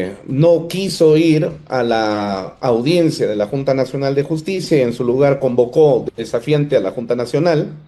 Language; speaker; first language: Spanish; native; Spanish